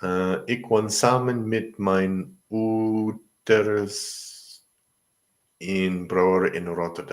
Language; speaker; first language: Dutch; non-native, learner; English